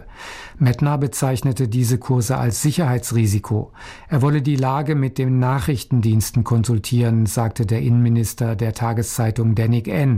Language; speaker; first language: German; native; German